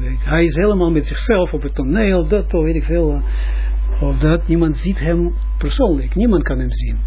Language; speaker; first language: Dutch; non-native, fluent; Russian